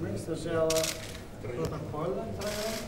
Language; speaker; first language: Russian; non-native, local second language; Turkmen